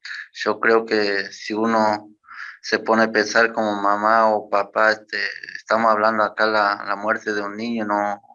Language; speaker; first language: Spanish; native; Spanish